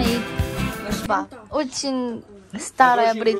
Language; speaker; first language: Russian; non-native, fluent; Korean